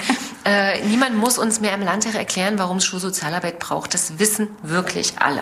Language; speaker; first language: German; native; German